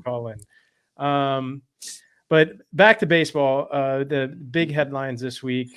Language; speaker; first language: English; native; English